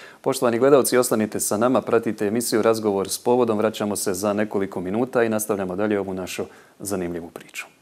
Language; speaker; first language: Bosnian; native; Bosnian